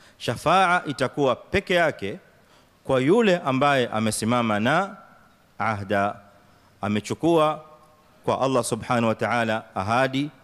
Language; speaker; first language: Swahili; native; Swahili